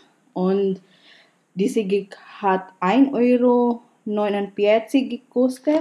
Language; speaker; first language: German; non-native, learner; Filipino